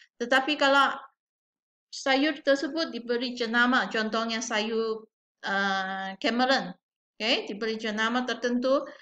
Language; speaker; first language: Malay; non-native, local second language; Chinese